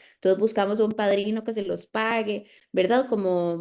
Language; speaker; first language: Spanish; native; Spanish